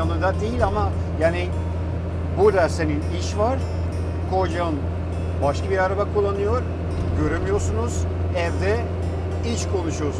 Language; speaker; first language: Turkish; non-native, fluent; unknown